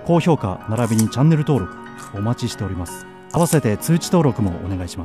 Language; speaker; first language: Japanese; native; Japanese